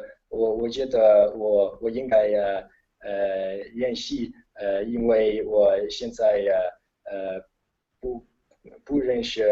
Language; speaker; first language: Chinese; non-native, learner; Italian